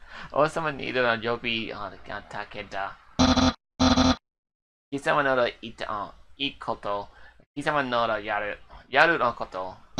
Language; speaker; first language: English; native; English